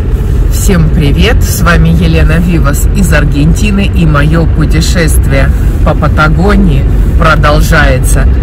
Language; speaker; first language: Russian; native; Russian